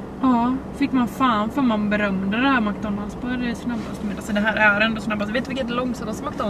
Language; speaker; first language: Swedish; native; Swedish